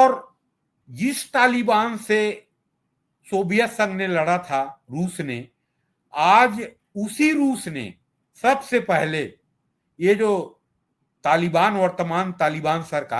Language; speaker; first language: Hindi; native; Hindi